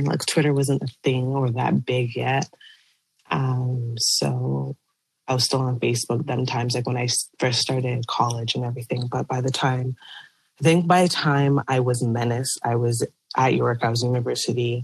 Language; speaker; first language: English; native; English